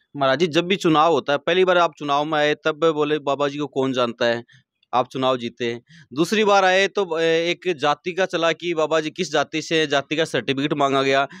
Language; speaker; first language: Hindi; native; Hindi